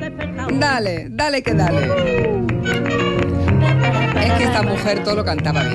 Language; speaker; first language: Spanish; native; Spanish